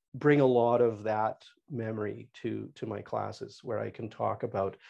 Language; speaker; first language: English; native; English